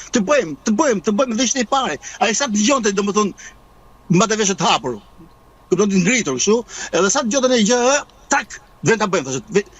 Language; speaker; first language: Albanian; native; Albanian